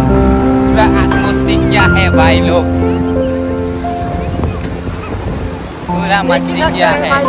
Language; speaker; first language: Hindi; non-native, local second language; Assamese